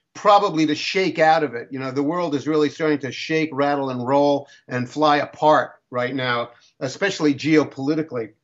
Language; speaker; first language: English; native; English